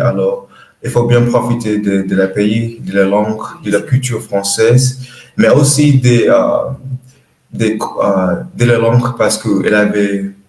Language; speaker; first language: French; non-native, learner; English